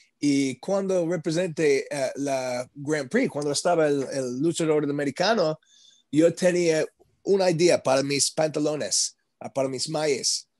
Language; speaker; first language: Spanish; non-native, learner; English